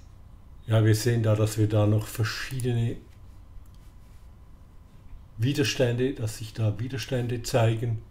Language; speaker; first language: German; native; German